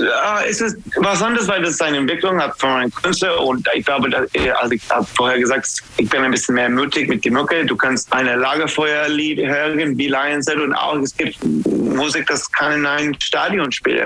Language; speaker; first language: German; non-native, learner; English